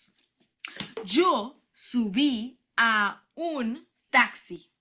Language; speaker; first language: Spanish; non-native, learner; English